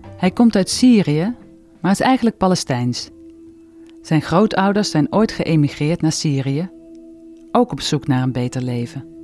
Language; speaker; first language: Dutch; native; Dutch